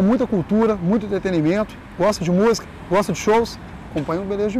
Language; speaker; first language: Portuguese; native; Portuguese